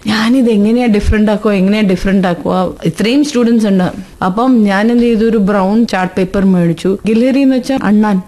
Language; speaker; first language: Malayalam; early bilingual, heritage; Malayalam